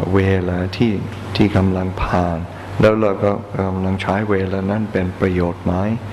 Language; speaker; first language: Thai; non-native, fluent; English